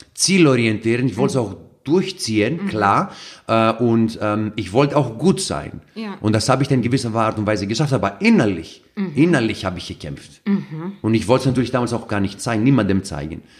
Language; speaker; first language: German; non-native, fluent; Greek